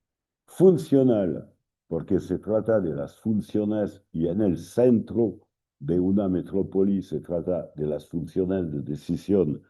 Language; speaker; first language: Spanish; non-native, fluent; French